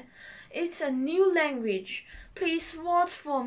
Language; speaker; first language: English; non-native, learner; Chinese